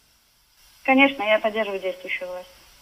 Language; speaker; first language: Russian; native; Russian